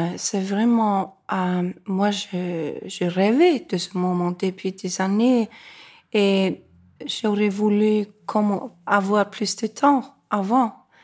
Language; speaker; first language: French; non-native, fluent; Icelandic